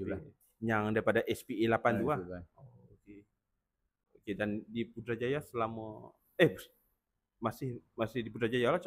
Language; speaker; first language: Malay; native; Malay